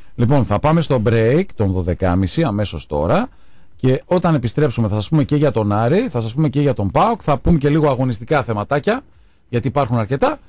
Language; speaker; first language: Greek; native; Greek